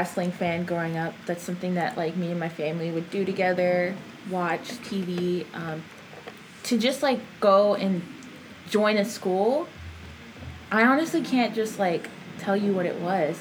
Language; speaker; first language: English; early bilingual, other home language; Spanish